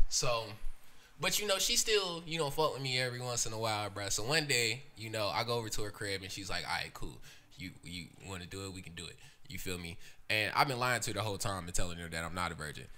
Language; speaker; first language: English; native; English